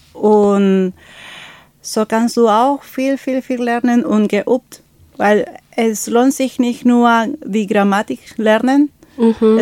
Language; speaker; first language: German; non-native, fluent; Spanish